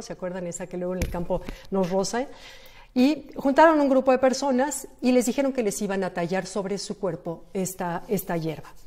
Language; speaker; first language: Spanish; native; Spanish